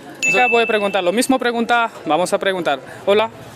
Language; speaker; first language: Spanish; non-native, learner; Hindi